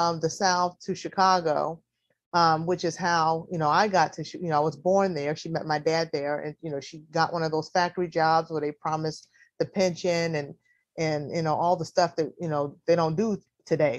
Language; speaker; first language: English; native; English